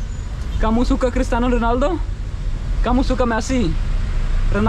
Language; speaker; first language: Indonesian; non-native, learner; Urdu